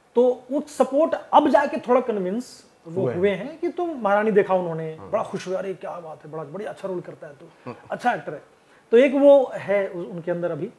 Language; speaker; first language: Hindi; native; Hindi